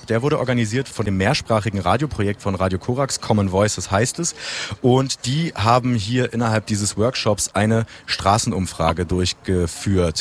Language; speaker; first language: German; native; German